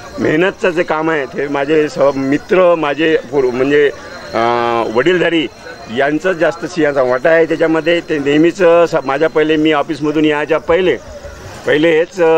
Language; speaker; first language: Marathi; native; Marathi